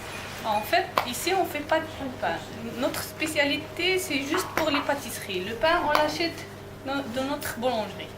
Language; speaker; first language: French; native; French